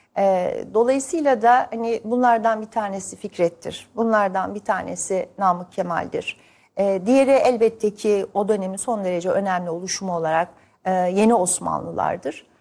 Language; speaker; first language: Turkish; native; Turkish